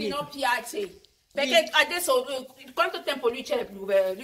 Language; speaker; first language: Italian; non-native, learner; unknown